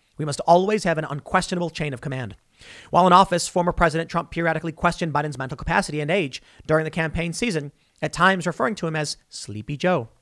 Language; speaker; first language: English; native; English